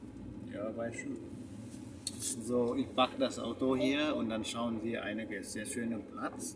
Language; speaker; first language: German; non-native, learner; Vietnamese